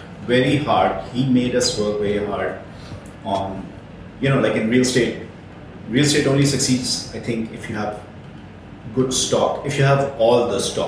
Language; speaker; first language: English; non-native, local second language; Urdu